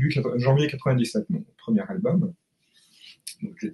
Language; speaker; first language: French; native; French